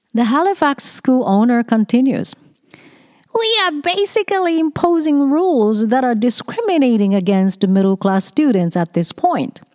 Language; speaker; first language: English; non-native, fluent; Japanese